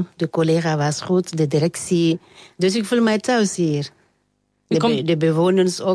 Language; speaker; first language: Dutch; non-native, learner; French